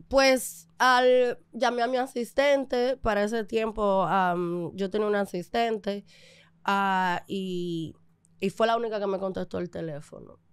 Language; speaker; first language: Spanish; early bilingual, other home language; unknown